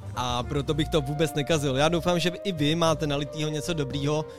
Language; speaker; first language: Czech; native; Czech